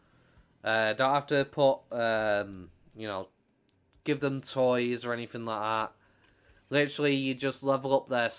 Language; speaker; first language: English; native; English